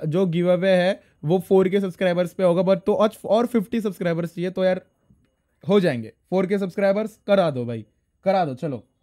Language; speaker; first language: Hindi; non-native, local second language; Marathi